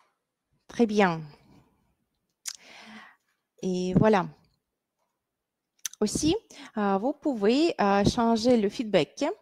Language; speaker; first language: French; non-native, fluent; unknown